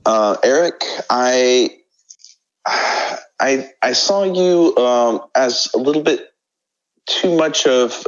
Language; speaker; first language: English; native; English